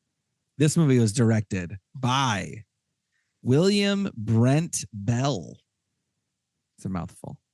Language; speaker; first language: English; native; English